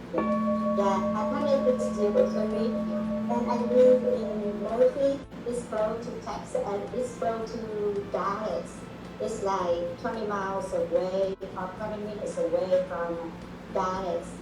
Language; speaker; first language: English; non-native, learner; Vietnamese